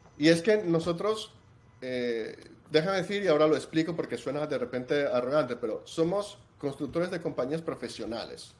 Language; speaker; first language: Spanish; non-native, fluent; Italian